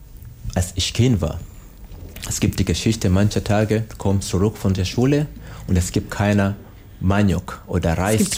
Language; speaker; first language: German; non-native, learner; Swahili